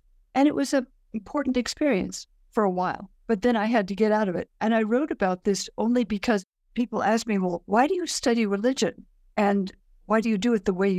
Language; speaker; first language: English; native; English